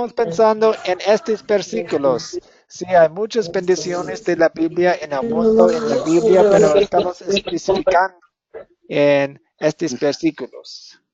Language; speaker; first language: Spanish; non-native, fluent; English